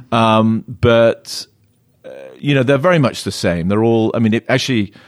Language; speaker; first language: English; native; English